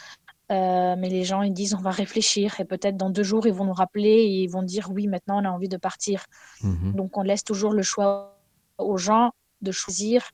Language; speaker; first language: French; non-native, fluent; Ukrainian